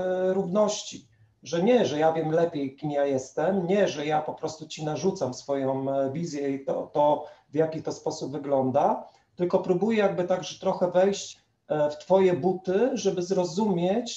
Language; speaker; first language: Polish; native; Polish